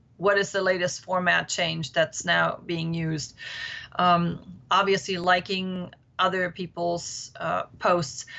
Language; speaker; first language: English; non-native, fluent; German